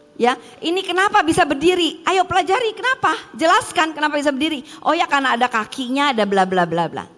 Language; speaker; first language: Indonesian; early bilingual, heritage; Indonesian